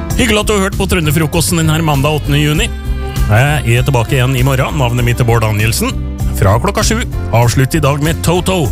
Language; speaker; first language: Norwegian; native; Norwegian